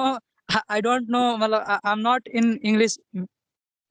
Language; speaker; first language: English; non-native, learner; Hindi